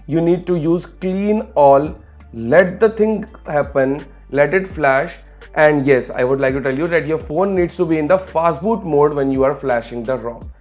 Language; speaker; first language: English; non-native, local second language; Hindi